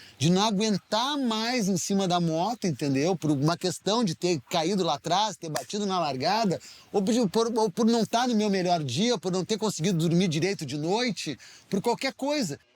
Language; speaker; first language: Portuguese; native; Portuguese